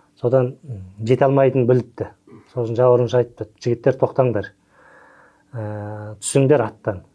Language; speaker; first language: Kazakh; native; Kazakh